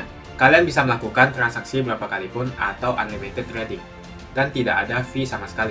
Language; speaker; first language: Indonesian; native; Indonesian